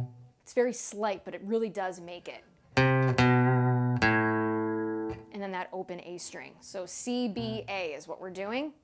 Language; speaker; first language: English; native; English